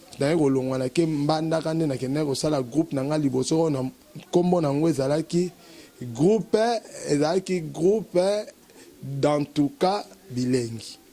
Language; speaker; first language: Lingala; native; Lingala